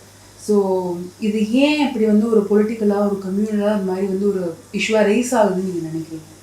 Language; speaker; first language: Tamil; native; Tamil